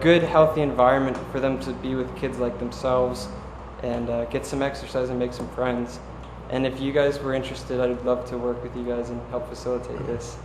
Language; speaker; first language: English; native; English